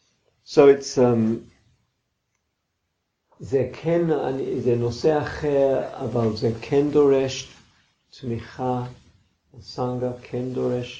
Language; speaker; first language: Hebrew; non-native, fluent; English